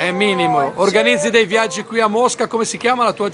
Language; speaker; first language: Italian; native; Italian